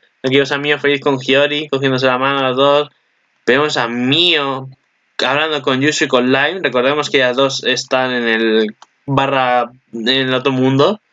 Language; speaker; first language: Spanish; native; Spanish